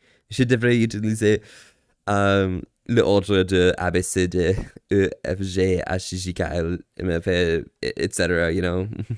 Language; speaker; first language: French; non-native, learner; English